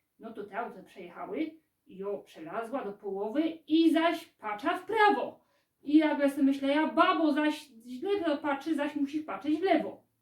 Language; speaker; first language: Polish; native; Polish